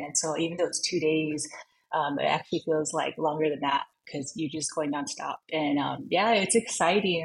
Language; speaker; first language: English; native; English